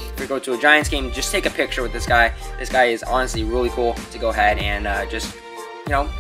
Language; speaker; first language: English; native; English